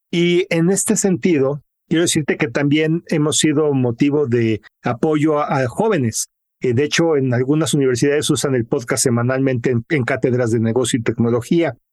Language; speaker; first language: Spanish; native; Spanish